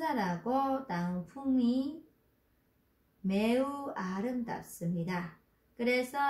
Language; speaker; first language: Korean; non-native, fluent; Vietnamese